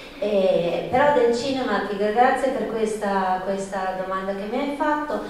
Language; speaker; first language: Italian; non-native, fluent; Spanish